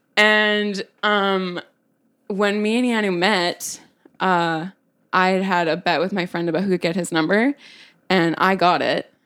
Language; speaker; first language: English; native; English